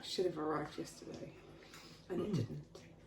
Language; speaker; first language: English; native; English